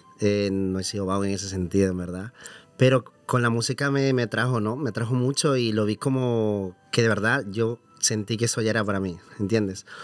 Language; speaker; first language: Spanish; native; Spanish